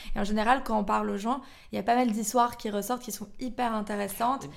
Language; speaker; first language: French; native; French